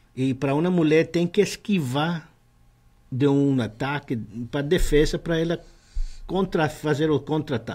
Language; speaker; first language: Portuguese; non-native, learner; Spanish